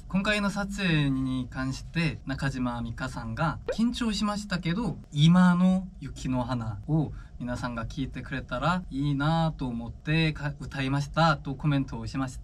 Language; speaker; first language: Japanese; non-native, fluent; Korean